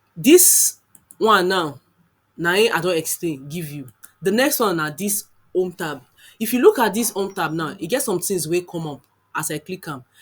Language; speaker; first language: Nigerian Pidgin; non-native, local second language; Yoruba